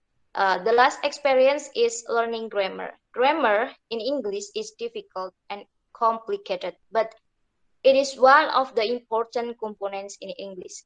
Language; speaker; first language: English; non-native, learner; Indonesian